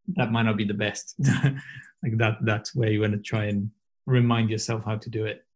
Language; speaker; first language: English; non-native, fluent; Portuguese